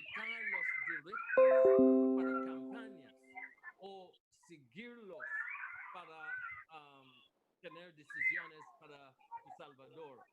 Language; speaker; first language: Spanish; non-native, learner; English